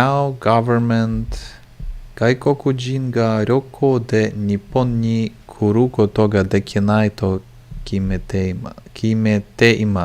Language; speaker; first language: Japanese; non-native, learner; English